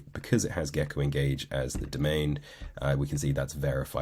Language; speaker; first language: English; native; English